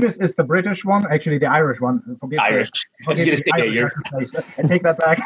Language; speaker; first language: English; non-native, fluent; German